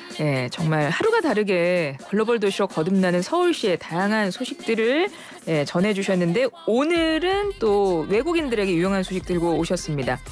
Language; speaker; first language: Korean; native; Korean